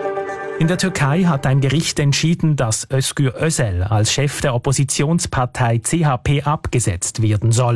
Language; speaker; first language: German; native; German